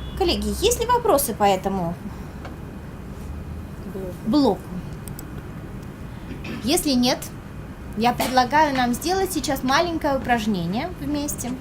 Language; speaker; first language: Russian; native; Russian